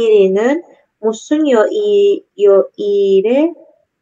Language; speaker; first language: Korean; non-native, learner; Indonesian